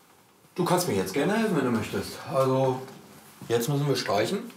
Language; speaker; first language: German; native; German